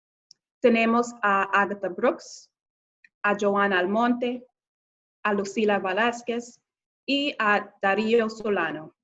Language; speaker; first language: Spanish; non-native, fluent; English